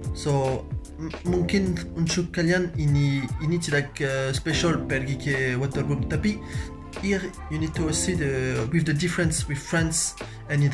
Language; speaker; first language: English; non-native, learner; French